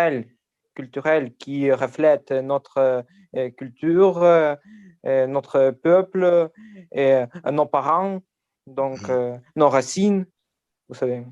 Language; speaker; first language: French; non-native, learner; Ukrainian